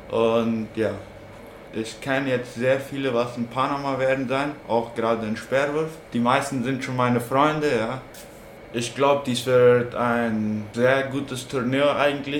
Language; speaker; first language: German; non-native, local second language; Plautdietsch